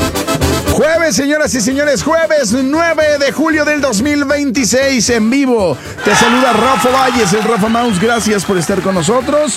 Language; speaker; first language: Spanish; native; Spanish